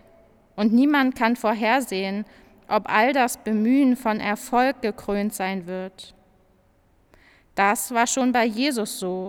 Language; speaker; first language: German; native; German